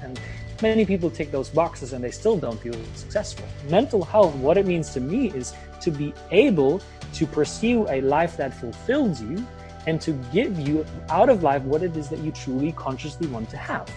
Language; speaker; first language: English; non-native, fluent; German